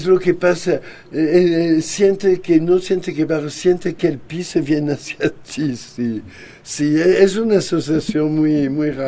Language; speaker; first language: Spanish; non-native, fluent; French